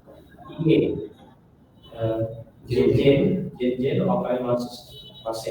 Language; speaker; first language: Japanese; non-native, learner; Bangla